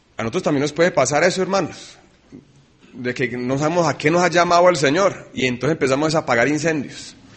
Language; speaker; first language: Spanish; early bilingual, other home language; English